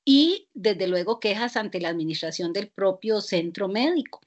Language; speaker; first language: Spanish; native; Spanish